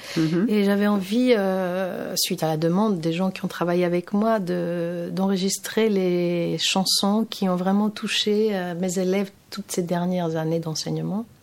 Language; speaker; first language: French; non-native, fluent; Greek